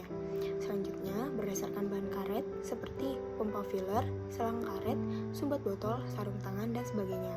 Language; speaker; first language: Malay; native; Malay